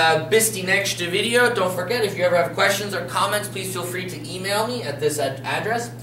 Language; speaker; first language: English; native; English